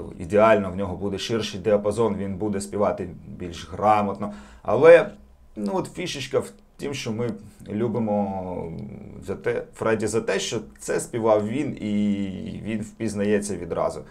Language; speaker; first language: Ukrainian; non-native, local second language; Russian